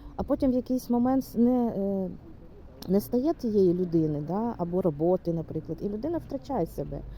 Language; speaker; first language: Ukrainian; non-native, local second language; Russian